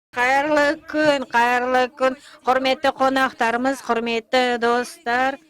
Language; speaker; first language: Kazakh; non-native, local second language; Russian